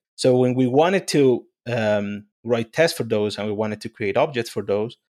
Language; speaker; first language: English; non-native, fluent; Spanish